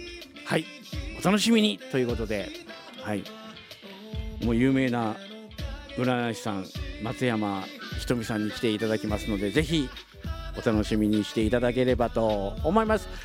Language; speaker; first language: Japanese; native; Japanese